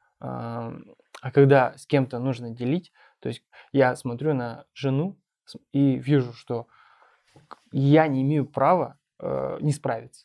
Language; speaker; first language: Russian; non-native, local second language; Bashkir